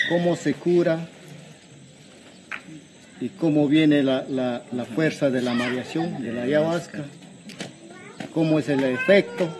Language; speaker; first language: Spanish; non-native, local second language; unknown